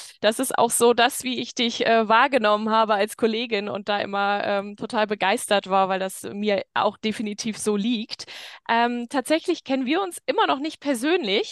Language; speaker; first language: German; native; German